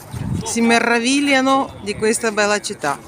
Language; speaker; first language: Italian; non-native, fluent; Ukrainian